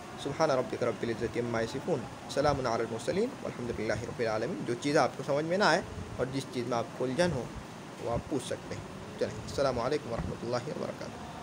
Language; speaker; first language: Urdu; native; Urdu